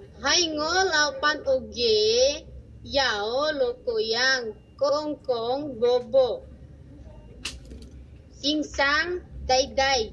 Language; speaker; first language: Chinese; non-native, learner; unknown